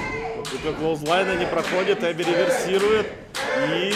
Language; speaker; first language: Russian; native; Russian